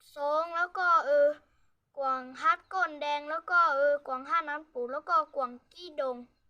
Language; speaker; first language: Thai; native; Thai